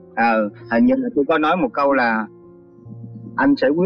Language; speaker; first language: Vietnamese; native; Vietnamese